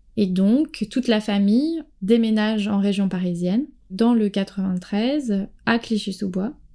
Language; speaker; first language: French; native; French